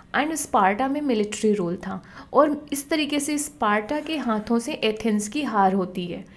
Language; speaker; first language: Hindi; native; Hindi